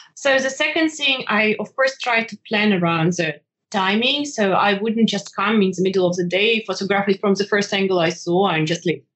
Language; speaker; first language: English; non-native, fluent; Ukrainian